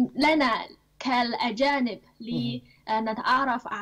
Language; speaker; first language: Arabic; non-native, learner; Chinese